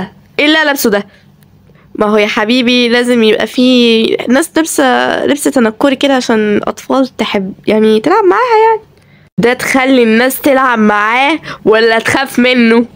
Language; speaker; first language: Arabic; native; Arabic